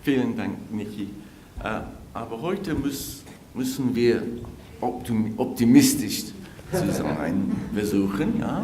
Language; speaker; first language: German; non-native, fluent; English